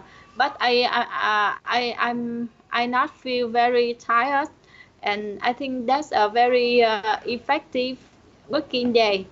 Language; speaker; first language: English; non-native, learner; Vietnamese